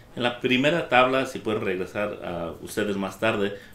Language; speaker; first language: Spanish; early bilingual, heritage; Spanish